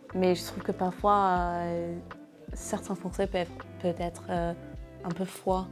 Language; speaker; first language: French; non-native, fluent; English